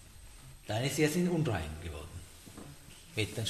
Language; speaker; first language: German; non-native, learner; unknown